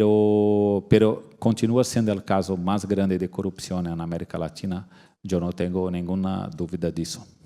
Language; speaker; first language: Spanish; non-native, fluent; Portuguese